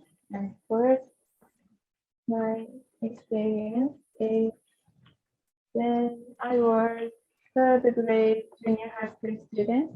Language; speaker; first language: English; non-native, learner; Japanese